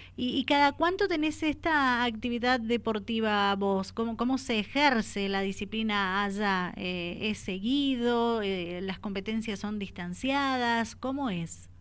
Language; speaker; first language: Spanish; native; Spanish